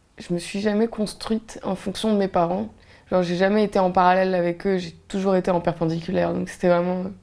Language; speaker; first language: French; native; French